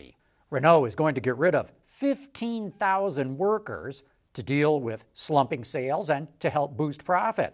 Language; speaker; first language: English; native; English